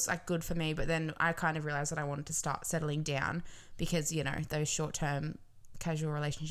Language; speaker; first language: English; native; English